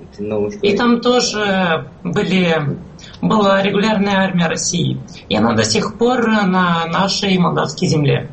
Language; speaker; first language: Russian; non-native, fluent; Romanian